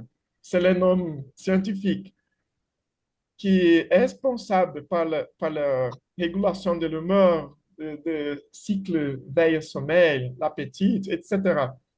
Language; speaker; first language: French; non-native, fluent; Portuguese